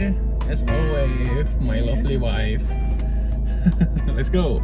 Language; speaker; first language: English; non-native, learner; Indonesian